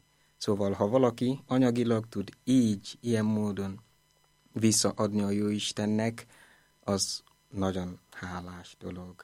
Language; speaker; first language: Hungarian; non-native, fluent; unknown